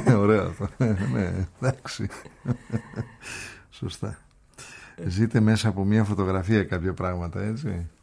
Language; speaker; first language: Greek; native; Greek